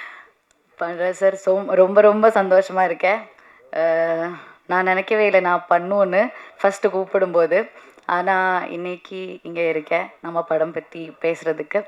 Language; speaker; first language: Tamil; non-native, learner; Malayalam